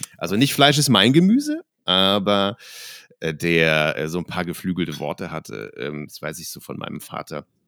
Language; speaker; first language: German; native; German